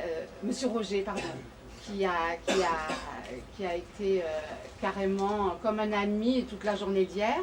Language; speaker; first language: French; native; French